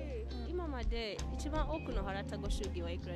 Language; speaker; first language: Japanese; non-native, learner; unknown